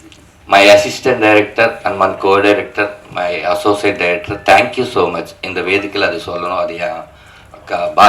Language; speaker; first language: Tamil; non-native, learner; Telugu